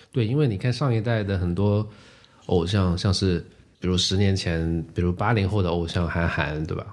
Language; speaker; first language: Chinese; non-native, local second language; Min Nan Chinese